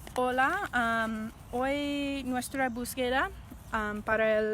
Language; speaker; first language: Spanish; non-native, learner; English